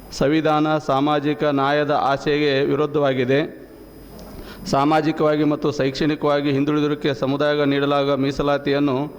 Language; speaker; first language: Kannada; non-native, local second language; Lambadi